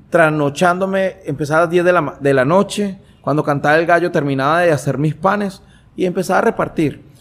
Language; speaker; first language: Spanish; native; Spanish